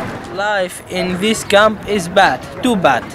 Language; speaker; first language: English; non-native, learner; Arabic